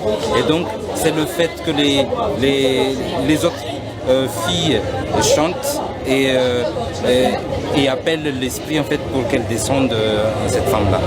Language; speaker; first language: French; non-native, local second language; Malagasy